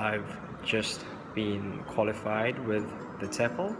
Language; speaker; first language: English; non-native, local second language; Cantonese